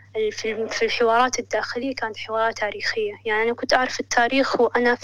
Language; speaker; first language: Arabic; non-native, local second language; Somali